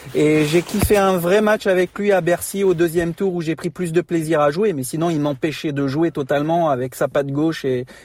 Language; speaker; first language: French; non-native, fluent; Spanish